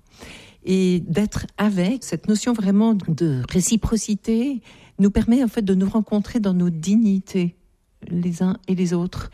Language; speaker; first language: French; native; French